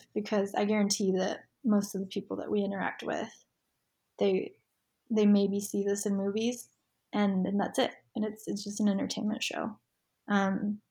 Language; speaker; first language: English; early bilingual, other home language; Spanish